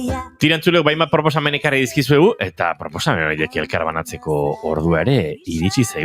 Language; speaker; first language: Basque; native; Basque